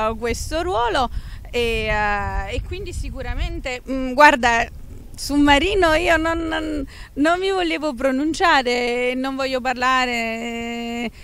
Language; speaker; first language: Italian; native; Italian